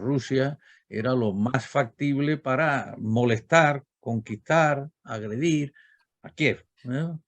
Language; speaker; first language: Spanish; native; Spanish